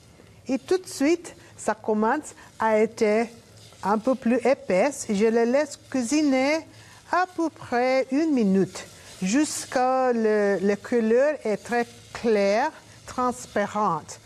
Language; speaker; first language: French; non-native, learner; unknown